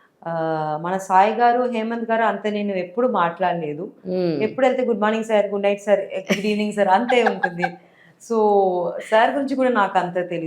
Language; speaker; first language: Telugu; non-native, learner; Tamil